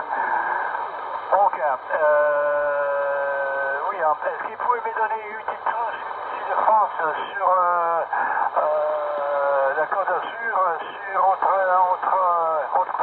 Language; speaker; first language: French; non-native, learner; Italian